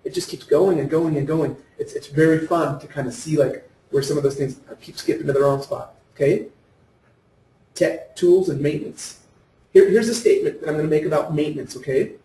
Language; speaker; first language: English; native; English